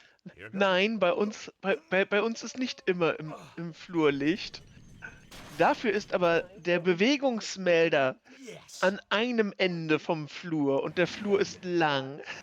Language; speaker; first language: German; native; German